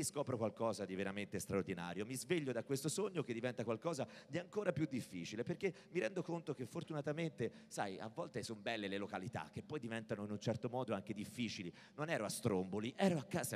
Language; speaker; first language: Italian; native; Italian